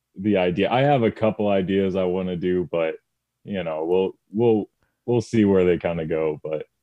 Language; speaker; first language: English; native; English